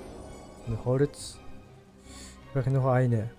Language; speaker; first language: German; non-native, learner; Japanese